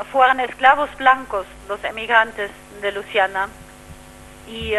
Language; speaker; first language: Spanish; non-native, fluent; German